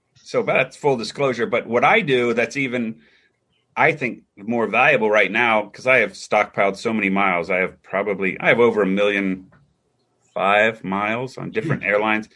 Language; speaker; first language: English; native; English